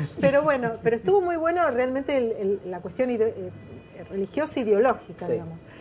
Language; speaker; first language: Spanish; native; Spanish